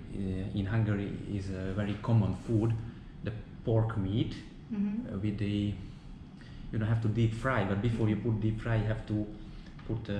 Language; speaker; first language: English; non-native, learner; Hungarian